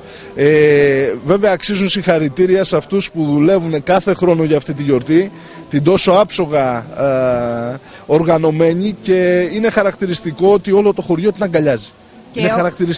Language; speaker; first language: Greek; native; Greek